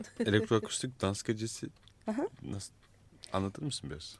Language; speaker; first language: Turkish; native; Turkish